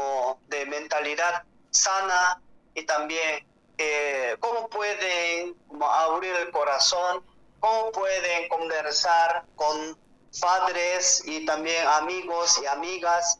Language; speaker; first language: Spanish; non-native, learner; Korean